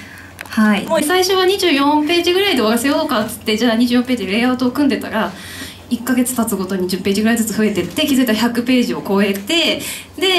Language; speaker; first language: Japanese; native; Japanese